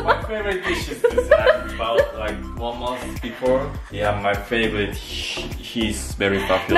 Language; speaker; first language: English; non-native, learner; Korean